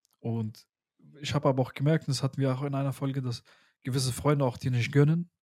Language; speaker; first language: German; early bilingual, other home language; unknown